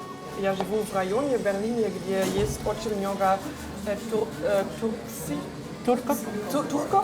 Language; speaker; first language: Russian; non-native, learner; German